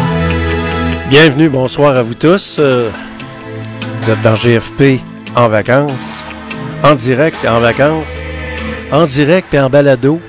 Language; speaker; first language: French; native; French